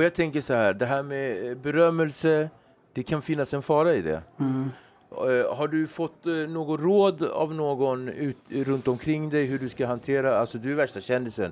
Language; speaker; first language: Swedish; native; Swedish